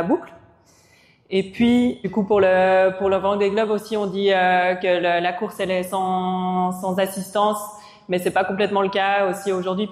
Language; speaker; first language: French; native; French